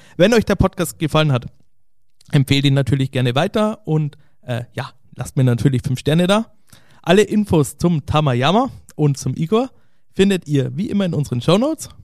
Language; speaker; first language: German; native; German